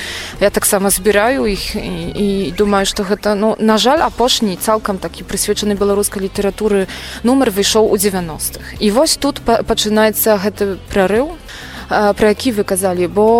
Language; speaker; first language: Belarusian; non-native, fluent; Polish